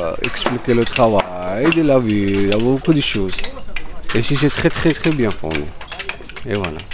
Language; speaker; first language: French; non-native, learner; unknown